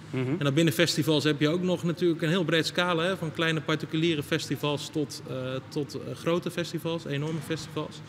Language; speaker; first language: Dutch; native; Dutch